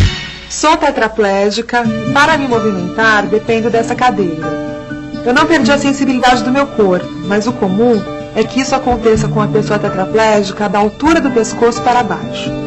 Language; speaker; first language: Portuguese; native; Portuguese